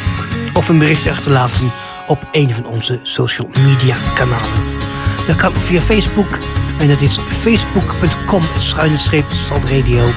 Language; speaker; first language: Dutch; native; Dutch